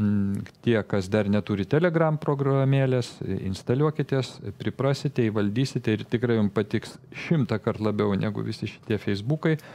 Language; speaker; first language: Lithuanian; native; Lithuanian